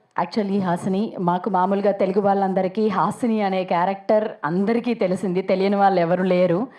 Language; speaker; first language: Telugu; native; Telugu